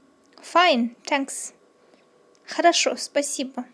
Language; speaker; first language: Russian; non-native, local second language; Kyrgyz